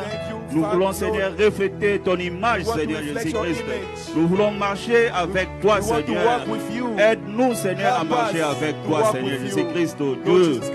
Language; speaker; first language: French; non-native, local second language; Lingala